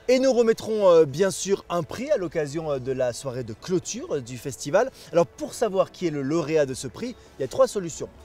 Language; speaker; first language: French; native; French